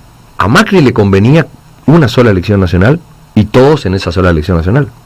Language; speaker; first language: Spanish; native; Spanish